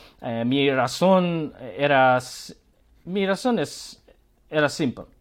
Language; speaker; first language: Spanish; non-native, learner; Korean